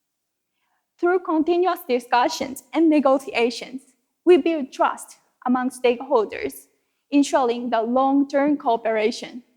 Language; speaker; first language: English; non-native, fluent; Japanese